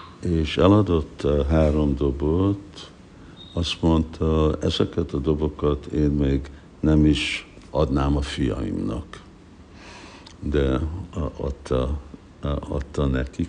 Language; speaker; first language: Hungarian; early bilingual, heritage; Hungarian